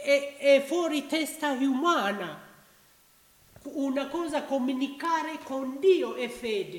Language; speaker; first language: Italian; non-native, learner; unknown